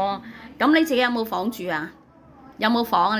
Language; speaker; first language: Cantonese; native; Cantonese